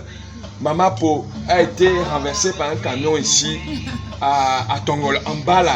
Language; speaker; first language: French; native; French